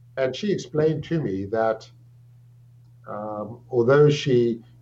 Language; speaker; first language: English; native; English